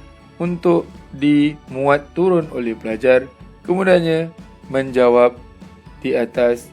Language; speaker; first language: Malay; native; Malay